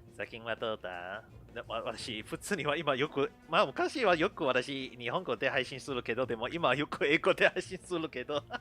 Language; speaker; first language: Japanese; non-native, fluent; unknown